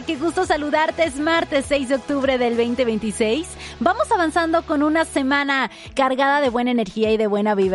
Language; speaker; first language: Spanish; native; Spanish